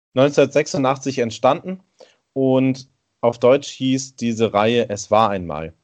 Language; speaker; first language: German; native; German